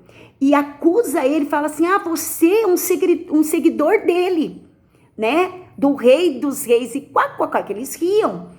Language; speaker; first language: Portuguese; native; Portuguese